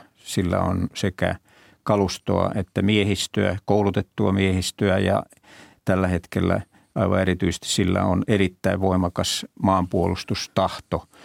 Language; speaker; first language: Finnish; native; Finnish